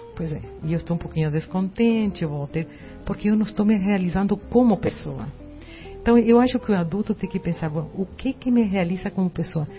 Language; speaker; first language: Portuguese; non-native, fluent; Spanish